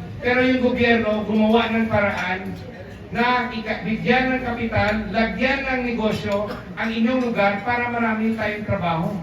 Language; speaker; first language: Filipino; non-native, local second language; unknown